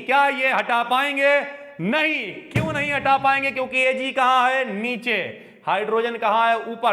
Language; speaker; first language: Hindi; native; Hindi